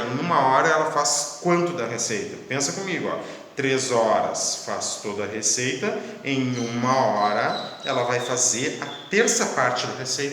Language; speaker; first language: Portuguese; native; Portuguese